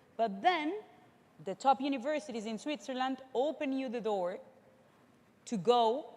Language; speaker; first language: English; non-native, fluent; Spanish